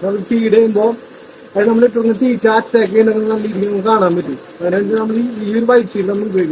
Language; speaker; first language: Malayalam; native; Malayalam